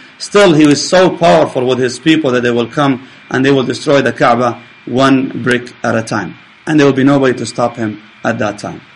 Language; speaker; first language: English; non-native, fluent; Arabic